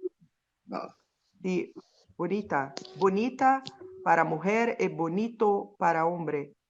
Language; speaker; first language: Spanish; non-native, learner; Portuguese